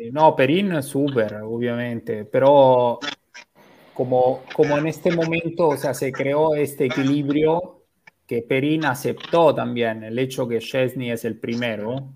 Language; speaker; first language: Spanish; non-native, fluent; Italian